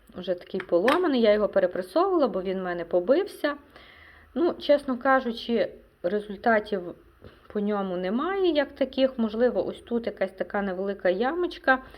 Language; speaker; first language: Ukrainian; non-native, local second language; Russian